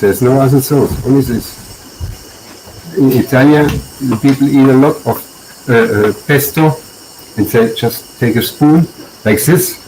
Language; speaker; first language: English; non-native, learner; German